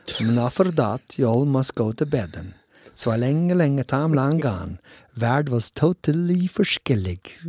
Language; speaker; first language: English; non-native, fluent; Norwegian